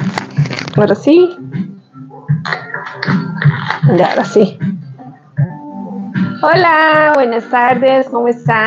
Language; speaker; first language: Spanish; native; Spanish